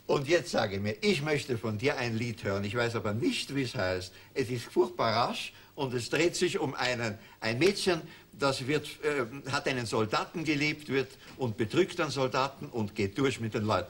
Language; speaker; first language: German; native; German